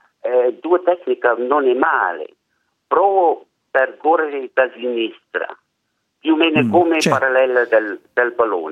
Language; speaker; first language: Italian; non-native, learner; German